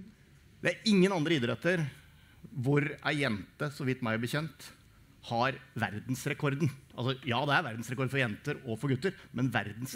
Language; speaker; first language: Norwegian; native; Norwegian